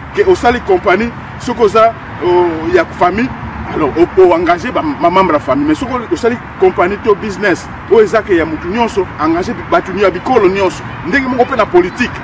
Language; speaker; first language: Lingala; non-native, local second language; Kongo